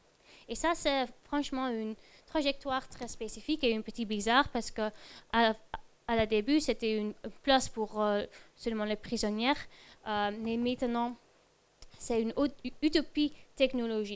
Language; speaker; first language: French; non-native, fluent; Dutch